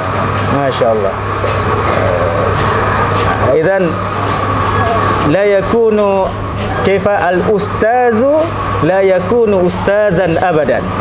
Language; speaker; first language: Arabic; non-native, learner; Indonesian